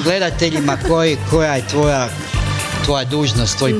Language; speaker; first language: Croatian; native; Croatian